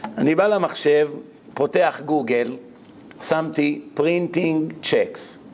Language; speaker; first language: Hebrew; native; Hebrew